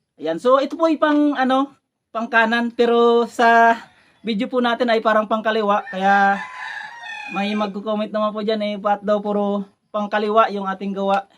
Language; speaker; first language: Filipino; non-native, local second language; Bikol